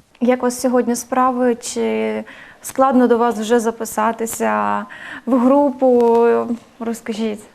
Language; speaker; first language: Ukrainian; native; Ukrainian